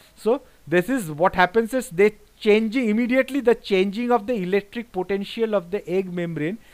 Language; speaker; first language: English; non-native, local second language; Bangla